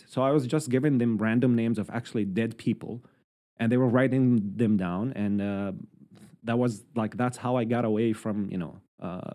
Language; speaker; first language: English; non-native, fluent; Arabic